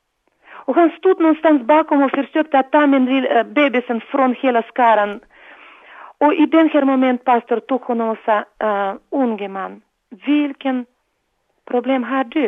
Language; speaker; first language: Swedish; non-native, learner; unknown